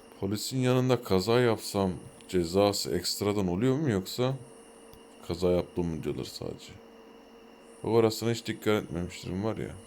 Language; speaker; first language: Turkish; early bilingual, heritage; Turkish